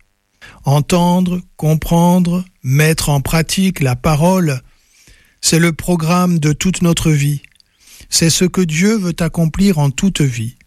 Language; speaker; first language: French; native; French